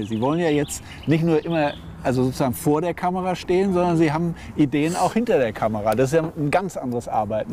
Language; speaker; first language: German; native; German